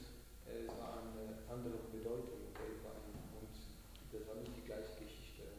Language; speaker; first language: German; non-native, learner; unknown